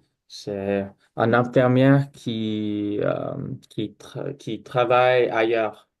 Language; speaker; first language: French; non-native, learner; English